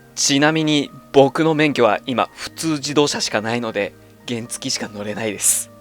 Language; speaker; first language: Japanese; native; Japanese